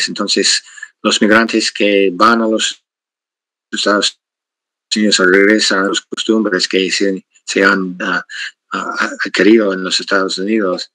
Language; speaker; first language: Spanish; non-native, fluent; English